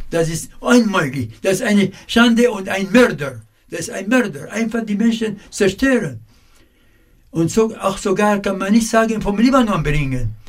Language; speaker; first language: German; non-native, fluent; Arabic